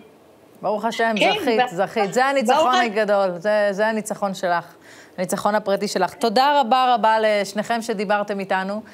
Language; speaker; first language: Hebrew; native; Hebrew